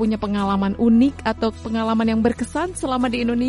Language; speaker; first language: Indonesian; native; Indonesian